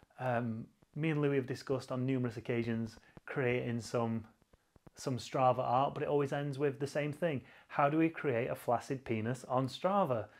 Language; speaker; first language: English; native; English